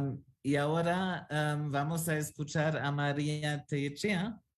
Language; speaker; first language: Spanish; non-native, fluent; German